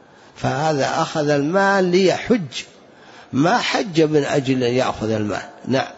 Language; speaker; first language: Arabic; native; Arabic